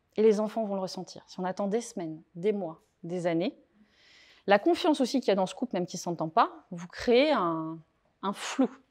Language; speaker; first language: French; native; French